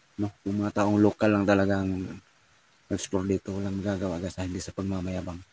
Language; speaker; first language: Filipino; non-native, local second language; Cebuano